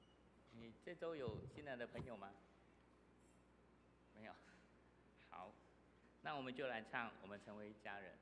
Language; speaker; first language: Chinese; native; Chinese